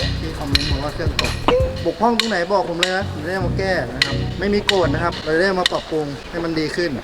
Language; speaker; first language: Thai; native; Thai